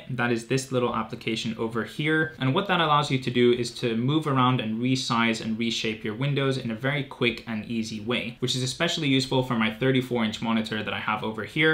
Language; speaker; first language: English; native; English